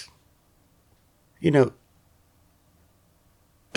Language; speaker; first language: English; native; English